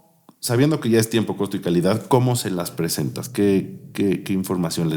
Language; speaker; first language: Spanish; native; Spanish